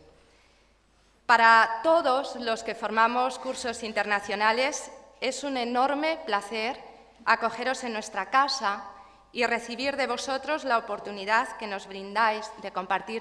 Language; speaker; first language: Spanish; native; Spanish